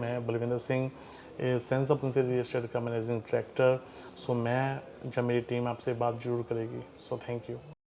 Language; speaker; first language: Hindi; non-native, local second language; Punjabi